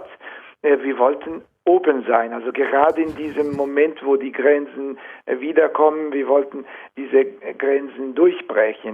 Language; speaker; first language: German; non-native, fluent; Italian